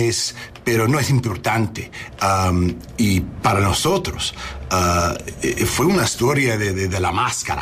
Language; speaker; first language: Spanish; non-native, fluent; English